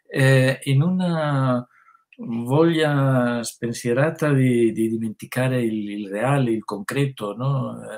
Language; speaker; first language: Italian; non-native, fluent; Spanish